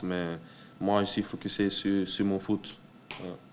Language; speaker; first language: French; early bilingual, heritage; French